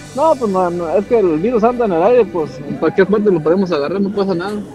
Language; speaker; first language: Spanish; non-native, local second language; Mixtepec Mixtec